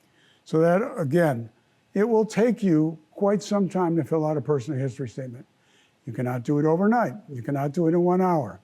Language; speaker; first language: English; native; English